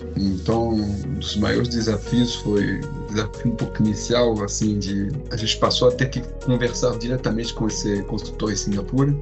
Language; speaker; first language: Portuguese; non-native, fluent; French